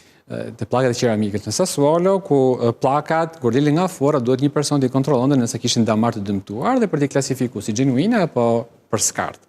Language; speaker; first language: Albanian; native; Albanian